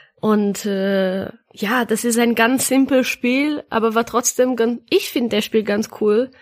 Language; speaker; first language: German; non-native, learner; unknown